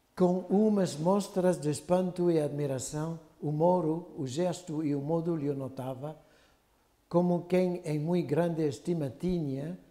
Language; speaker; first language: Portuguese; non-native, fluent; French